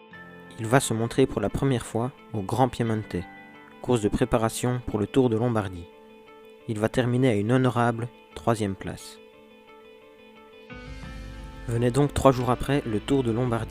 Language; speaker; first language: French; native; French